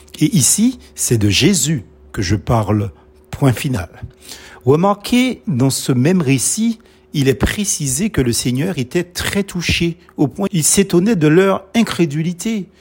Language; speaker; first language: French; non-native, local second language; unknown